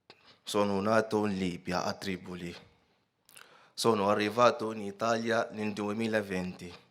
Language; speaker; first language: Italian; non-native, fluent; Arabic